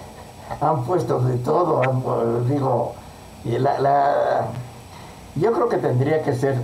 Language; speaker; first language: Spanish; native; Spanish